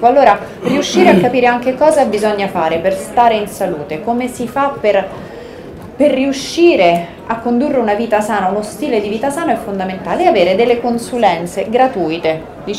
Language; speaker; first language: Italian; native; Italian